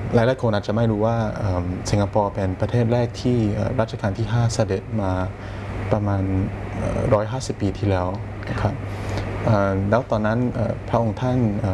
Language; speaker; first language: Thai; non-native, fluent; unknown